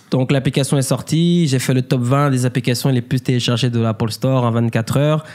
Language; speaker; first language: French; native; French